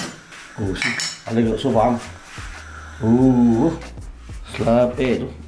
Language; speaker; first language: Danish; non-native, fluent; Chinese